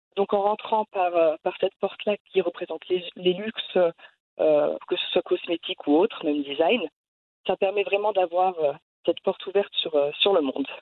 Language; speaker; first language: French; native; French